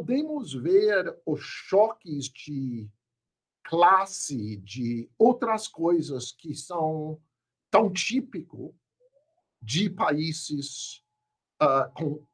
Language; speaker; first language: Portuguese; non-native, fluent; English